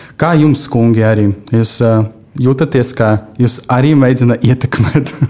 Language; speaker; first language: Latvian; non-native, local second language; Russian